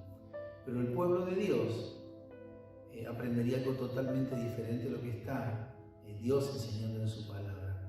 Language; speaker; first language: Spanish; native; Spanish